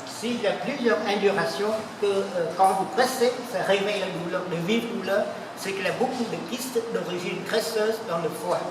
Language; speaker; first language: French; native; French